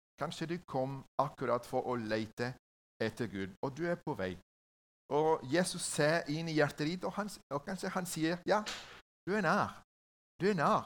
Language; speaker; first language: Norwegian; non-native, learner; Spanish